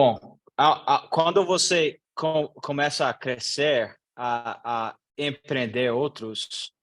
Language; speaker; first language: Portuguese; non-native, learner; English